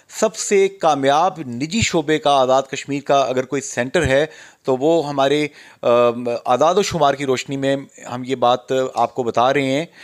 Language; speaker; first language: Urdu; non-native, local second language; Pahari-Potwari